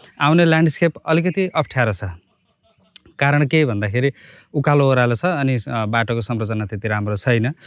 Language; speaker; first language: Nepali; native; Nepali